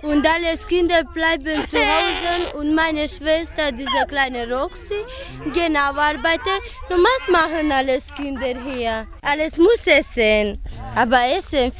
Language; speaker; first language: German; non-native, learner; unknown